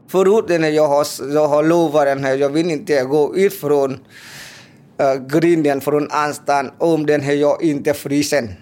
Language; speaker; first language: Swedish; non-native, learner; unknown